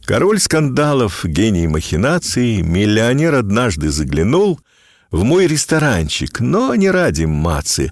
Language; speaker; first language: Russian; native; Russian